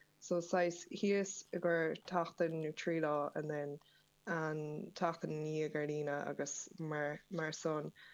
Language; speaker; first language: Irish; native; Irish